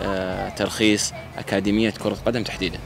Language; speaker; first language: Arabic; native; Arabic